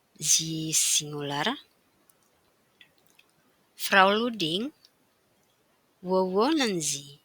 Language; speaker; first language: German; non-native, fluent; Indonesian